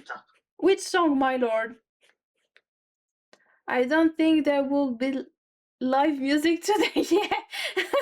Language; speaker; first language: English; non-native, learner; French